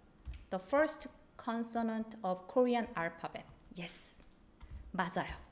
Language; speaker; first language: English; non-native, fluent; Korean